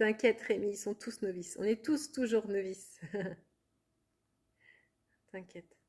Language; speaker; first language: French; native; French